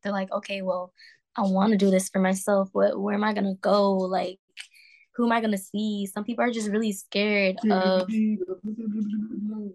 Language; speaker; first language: English; native; English